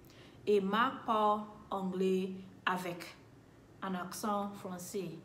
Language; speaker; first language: French; non-native, learner; English